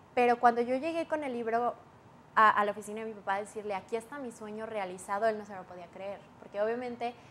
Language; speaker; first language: Spanish; native; Spanish